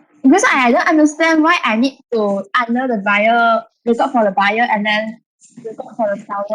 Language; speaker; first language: English; non-native, learner; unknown